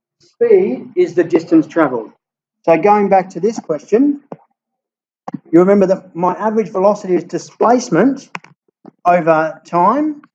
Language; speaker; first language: English; native; English